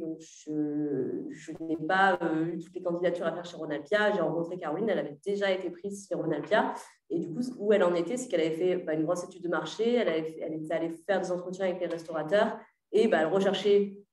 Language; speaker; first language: French; native; French